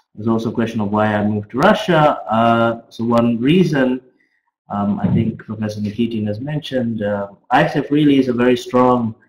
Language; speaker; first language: English; native; English